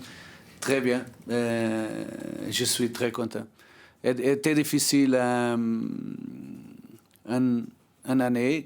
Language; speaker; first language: French; non-native, learner; Portuguese